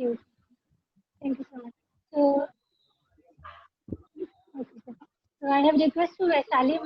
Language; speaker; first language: English; non-native, local second language; Hindi